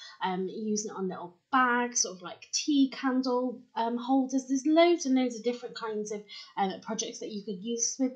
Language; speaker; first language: English; native; English